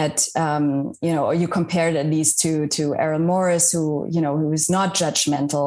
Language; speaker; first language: English; non-native, fluent; German